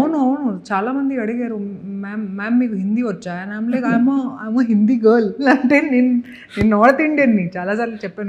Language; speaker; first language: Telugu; non-native, fluent; Punjabi